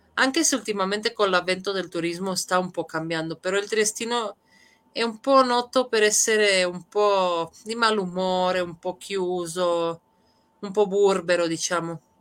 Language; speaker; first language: Italian; early bilingual, other home language; Serbian